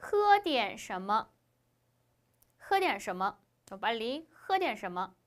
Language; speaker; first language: Chinese; non-native, fluent; Korean